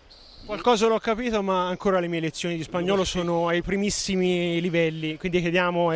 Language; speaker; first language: Italian; native; Italian